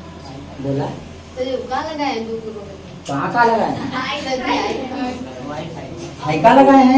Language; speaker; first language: Hindi; native; Hindi